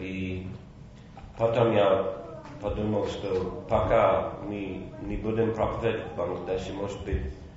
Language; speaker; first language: Russian; non-native, fluent; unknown